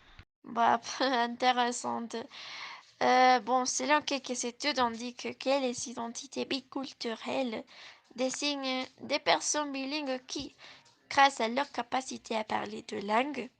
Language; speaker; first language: French; non-native, learner; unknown